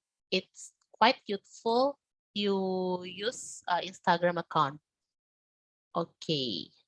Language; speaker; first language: English; non-native, learner; Indonesian